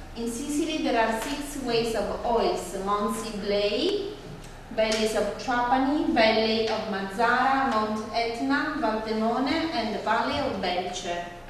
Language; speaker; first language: English; non-native, fluent; Italian